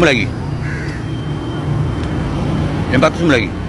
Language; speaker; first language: Malay; native; Malay